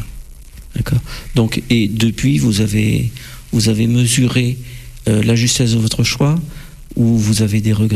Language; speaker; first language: French; native; French